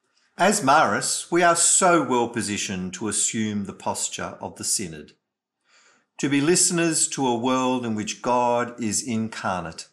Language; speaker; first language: English; native; English